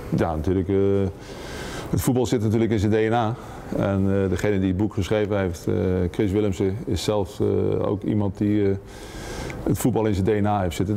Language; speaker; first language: Dutch; native; Dutch